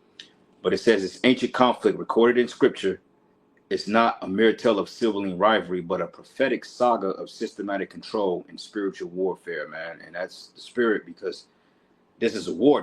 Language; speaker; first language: English; native; English